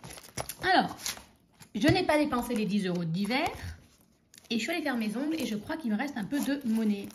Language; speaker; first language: French; native; French